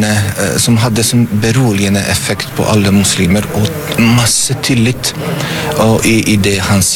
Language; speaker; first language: Norwegian; non-native, fluent; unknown